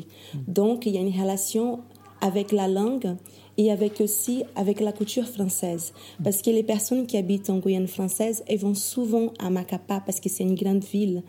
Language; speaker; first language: French; non-native, fluent; Portuguese